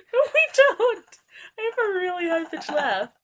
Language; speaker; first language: English; native; English